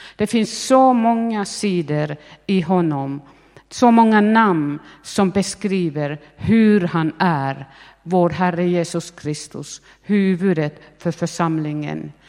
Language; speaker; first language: Swedish; native; Swedish